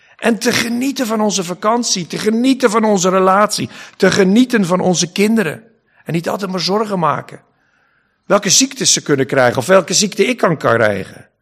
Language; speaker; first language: Dutch; native; Dutch